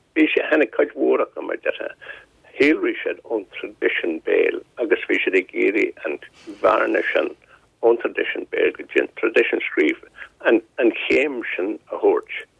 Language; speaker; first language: Irish; non-native, local second language; English